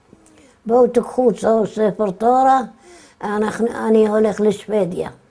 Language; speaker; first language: Hebrew; non-native, fluent; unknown